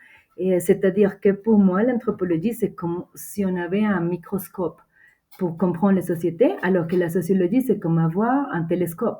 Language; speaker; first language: French; non-native, fluent; Spanish